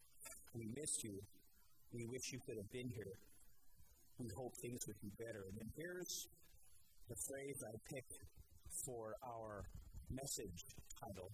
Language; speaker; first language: English; native; English